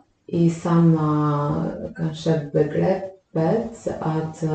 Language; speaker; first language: Swedish; non-native, fluent; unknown